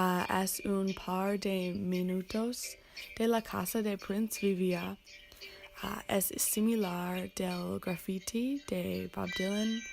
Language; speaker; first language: Spanish; non-native, learner; English